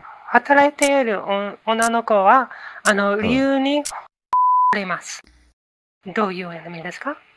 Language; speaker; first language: Japanese; non-native, learner; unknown